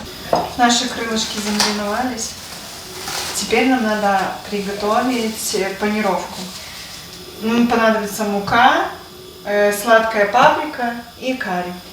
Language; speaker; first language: Russian; native; Russian